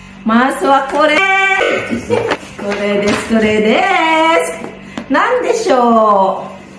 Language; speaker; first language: Japanese; non-native, learner; Filipino